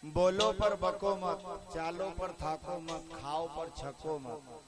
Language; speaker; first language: Hindi; native; Hindi